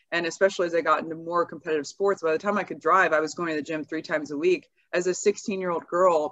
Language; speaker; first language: English; native; English